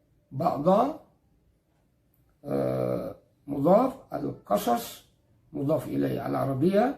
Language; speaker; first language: Arabic; non-native, fluent; Indonesian